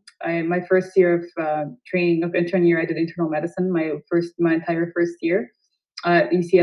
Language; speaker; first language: English; non-native, fluent; Amharic